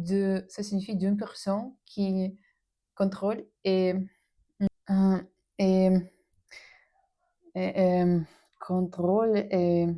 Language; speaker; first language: French; non-native, learner; Russian